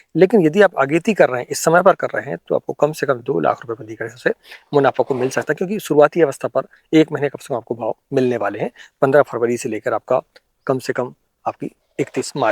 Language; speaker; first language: Hindi; native; Hindi